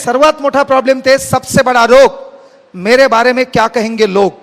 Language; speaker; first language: Hindi; non-native, local second language; Marathi